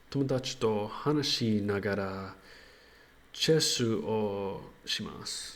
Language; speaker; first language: Japanese; non-native, learner; English